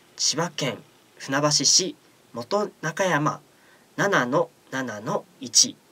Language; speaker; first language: Japanese; native; Japanese